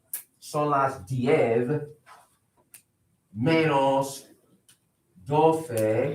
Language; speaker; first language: Spanish; non-native, fluent; English